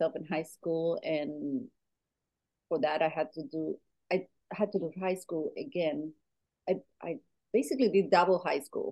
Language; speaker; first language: English; non-native, fluent; Spanish